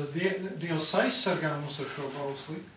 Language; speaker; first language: Latvian; native; Latvian